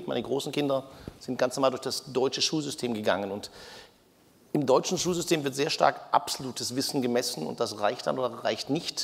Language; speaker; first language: German; native; German